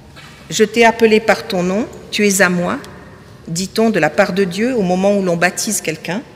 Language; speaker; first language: French; native; French